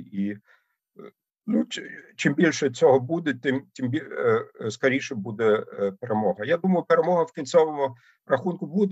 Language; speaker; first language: Ukrainian; non-native, fluent; German